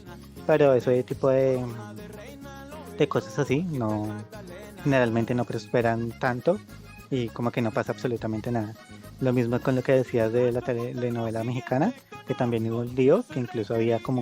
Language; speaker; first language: Spanish; native; Spanish